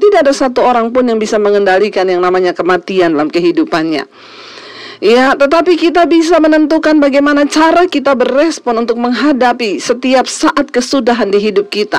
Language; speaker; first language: Indonesian; native; Indonesian